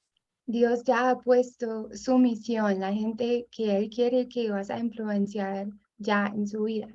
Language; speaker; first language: Spanish; non-native, fluent; English